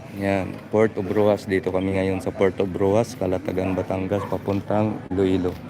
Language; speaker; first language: Filipino; non-native, local second language; Hiligaynon